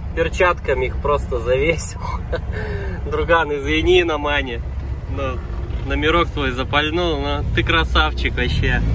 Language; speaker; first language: Russian; native; Russian